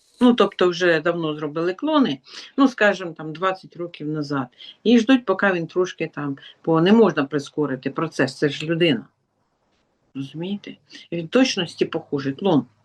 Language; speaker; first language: Ukrainian; non-native, local second language; Russian